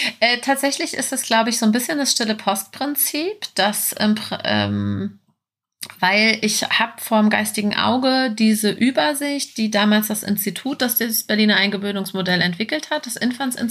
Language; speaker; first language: German; native; German